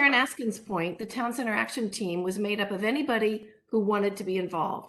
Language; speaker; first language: English; native; English